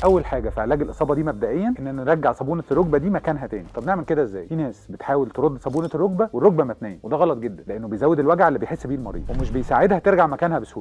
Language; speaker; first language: Arabic; native; Arabic